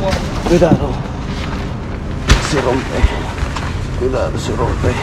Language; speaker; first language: Spanish; non-native, learner; Filipino